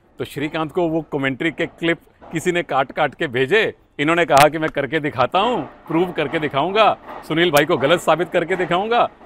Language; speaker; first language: Hindi; native; Hindi